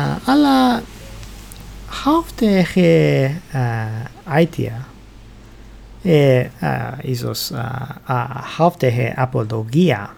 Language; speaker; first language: Greek; non-native, learner; English